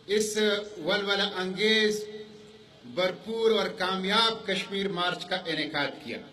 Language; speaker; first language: Urdu; non-native, local second language; Pashto